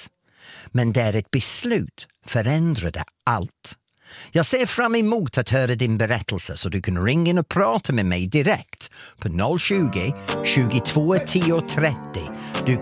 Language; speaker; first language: Swedish; non-native, fluent; English